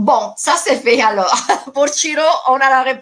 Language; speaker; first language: French; non-native, fluent; Italian